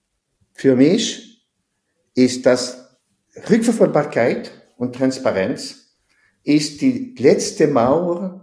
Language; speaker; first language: German; non-native, fluent; French